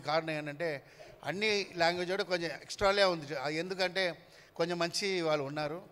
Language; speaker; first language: Telugu; non-native, fluent; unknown